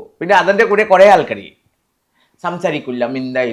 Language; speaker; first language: Malayalam; non-native, fluent; Assamese